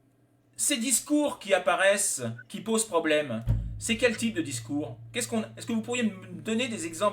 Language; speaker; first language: French; native; French